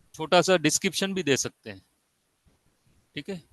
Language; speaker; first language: Hindi; non-native, local second language; Gujarati